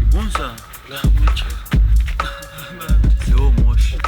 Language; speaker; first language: French; non-native, learner; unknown